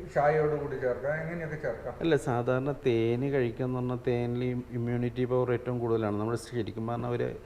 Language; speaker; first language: Malayalam; native; Malayalam